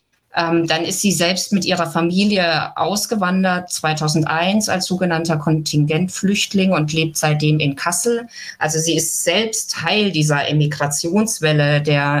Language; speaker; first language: German; native; German